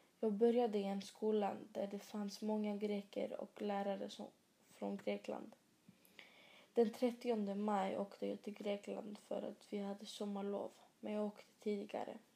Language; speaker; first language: Swedish; early bilingual, other home language; Greek